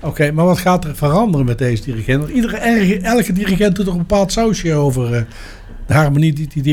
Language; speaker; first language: Dutch; native; Dutch